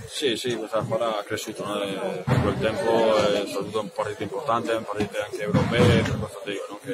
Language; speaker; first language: Italian; non-native, fluent; Spanish